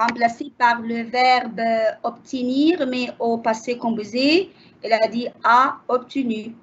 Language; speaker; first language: French; non-native, learner; Arabic